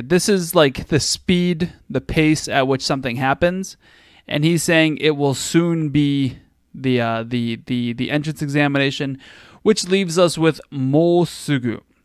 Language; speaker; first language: English; native; English